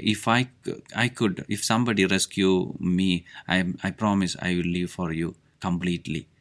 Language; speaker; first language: English; non-native, local second language; Malayalam